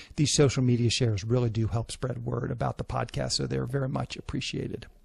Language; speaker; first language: English; native; English